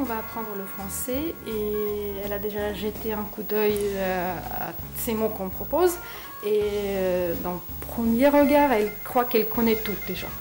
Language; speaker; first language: French; non-native, fluent; Ukrainian